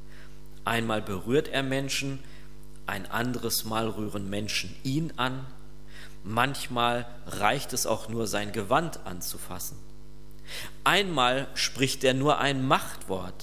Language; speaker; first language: German; native; German